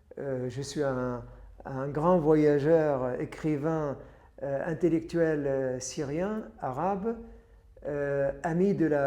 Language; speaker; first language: French; non-native, fluent; Arabic